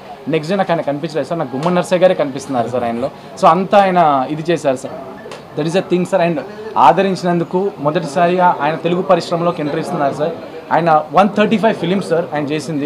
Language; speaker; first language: Telugu; native; Telugu